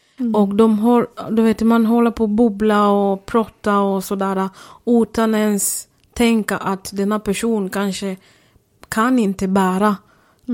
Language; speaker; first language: Swedish; non-native, fluent; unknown